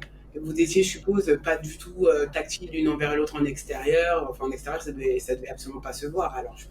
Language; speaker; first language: French; native; French